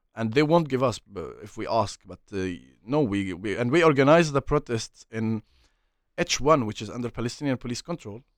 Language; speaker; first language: English; non-native, fluent; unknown